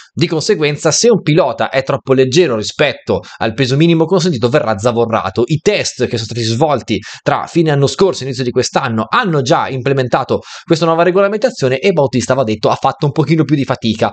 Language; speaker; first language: Italian; native; Italian